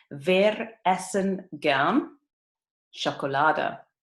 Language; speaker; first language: German; non-native, fluent; English